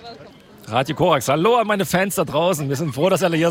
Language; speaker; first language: German; native; German